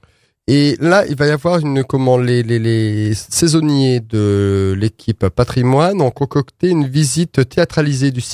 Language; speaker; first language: French; native; French